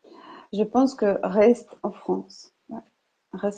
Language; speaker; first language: French; non-native, learner; Ukrainian